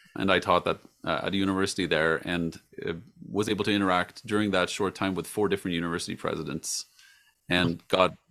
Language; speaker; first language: English; non-native, fluent; Swedish